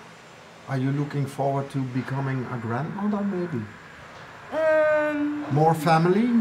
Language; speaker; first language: English; non-native, fluent; Dutch